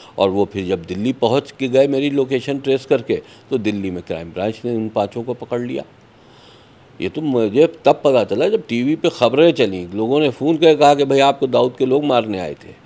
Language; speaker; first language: Hindi; native; Hindi